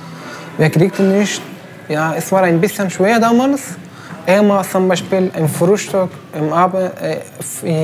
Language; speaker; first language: German; non-native, learner; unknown